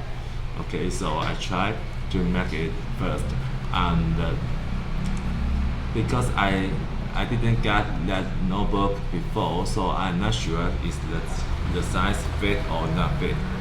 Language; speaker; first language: English; non-native, learner; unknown